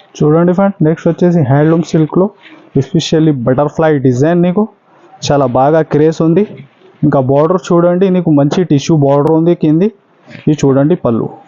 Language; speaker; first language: Telugu; non-native, local second language; Urdu